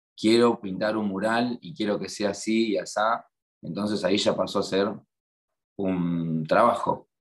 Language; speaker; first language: Spanish; native; Spanish